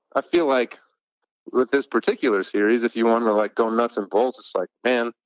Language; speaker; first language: English; native; English